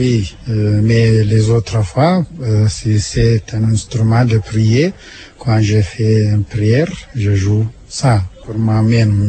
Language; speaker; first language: French; non-native, learner; Amharic